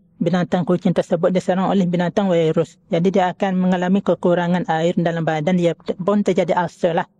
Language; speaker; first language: Malay; native; Malay